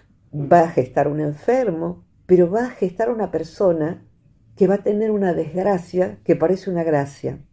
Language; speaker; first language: Spanish; native; Spanish